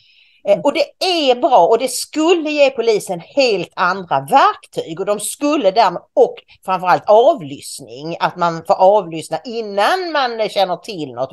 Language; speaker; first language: Swedish; native; Swedish